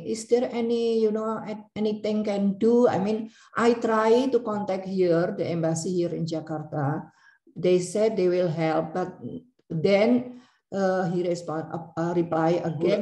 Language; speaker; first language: English; non-native, learner; Indonesian